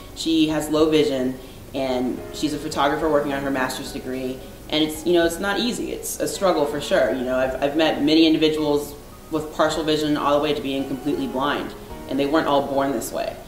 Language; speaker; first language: English; native; English